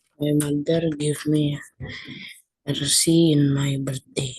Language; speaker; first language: English; non-native, learner; Indonesian